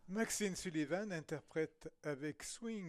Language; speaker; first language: French; native; French